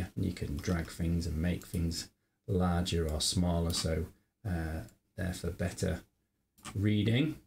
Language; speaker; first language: English; native; English